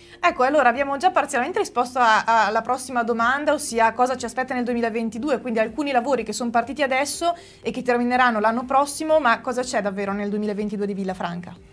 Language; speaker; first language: Italian; native; Italian